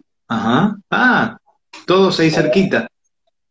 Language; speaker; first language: Spanish; native; Spanish